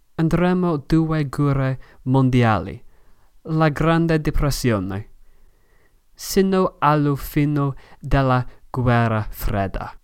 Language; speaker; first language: Italian; non-native, learner; English